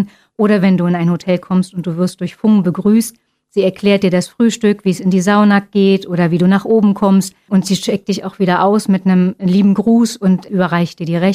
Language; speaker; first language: German; native; German